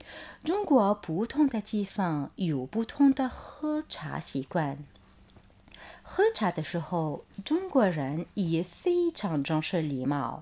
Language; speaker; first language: Chinese; non-native, fluent; Arabic